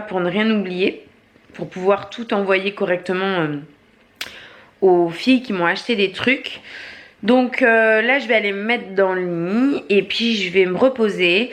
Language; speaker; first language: French; native; French